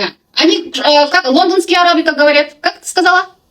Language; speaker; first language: Russian; non-native, local second language; Kazakh